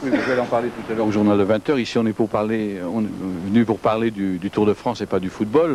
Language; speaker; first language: French; native; French